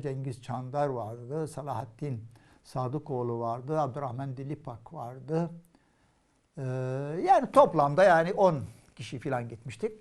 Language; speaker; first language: Turkish; non-native, fluent; Arabic